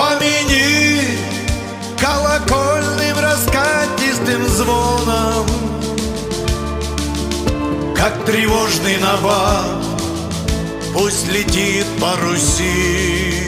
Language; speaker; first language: Russian; native; Russian